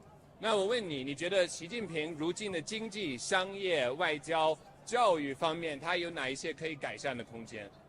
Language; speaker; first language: Chinese; non-native, fluent; English